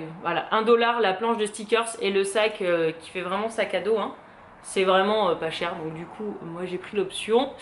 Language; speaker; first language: French; native; French